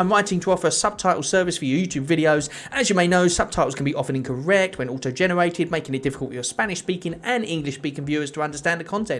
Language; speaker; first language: English; native; English